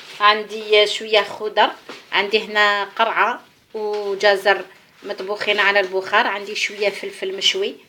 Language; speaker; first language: Arabic; native; Arabic